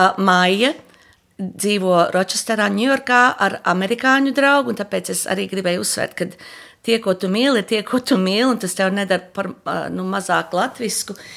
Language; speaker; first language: Latvian; early bilingual, heritage; Latvian